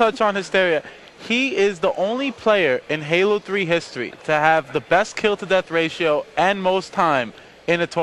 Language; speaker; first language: English; native; English